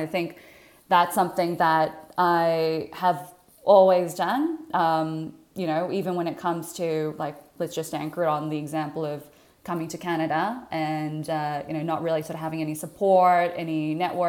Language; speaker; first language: English; native; English